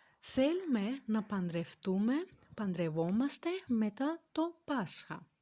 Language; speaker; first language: Greek; non-native, fluent; Turkish